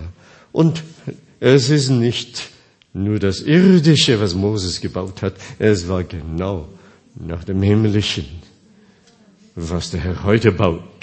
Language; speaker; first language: German; non-native, fluent; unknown